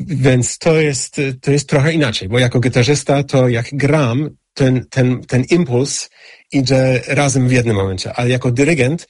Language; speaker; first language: Polish; non-native, fluent; English